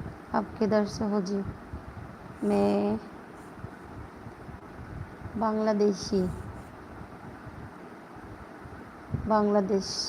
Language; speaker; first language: Hindi; non-native, learner; Bangla